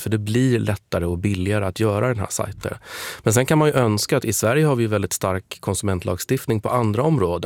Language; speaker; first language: Swedish; native; Swedish